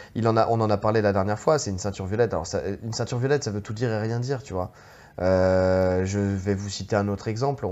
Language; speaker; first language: French; native; French